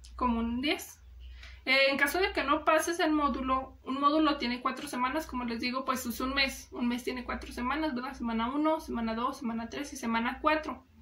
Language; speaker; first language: Spanish; native; Spanish